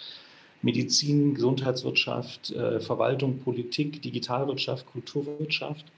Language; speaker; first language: German; native; German